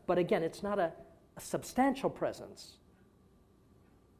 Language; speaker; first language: English; native; English